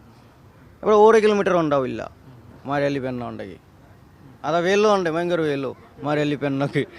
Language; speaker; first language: Malayalam; non-native, learner; Assamese